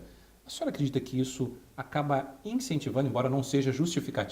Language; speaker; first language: Portuguese; native; Portuguese